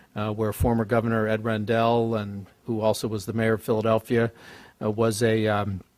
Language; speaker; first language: English; native; English